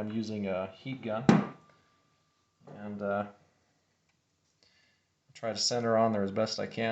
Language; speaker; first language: English; native; English